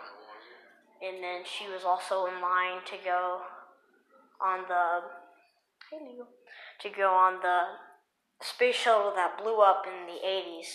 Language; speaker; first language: English; native; English